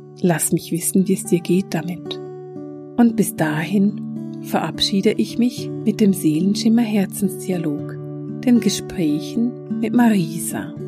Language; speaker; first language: German; native; German